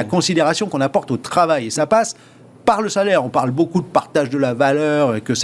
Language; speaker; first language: French; native; French